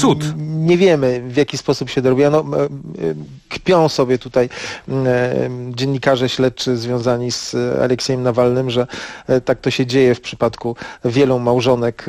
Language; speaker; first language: Polish; native; Polish